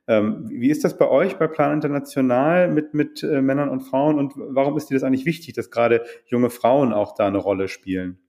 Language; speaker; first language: German; native; German